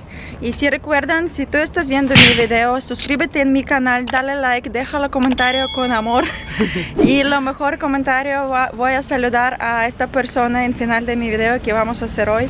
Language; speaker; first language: Spanish; non-native, fluent; Ukrainian